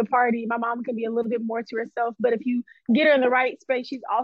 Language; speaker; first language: English; native; English